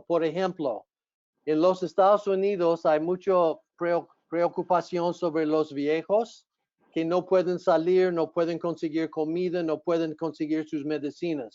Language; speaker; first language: Spanish; non-native, fluent; English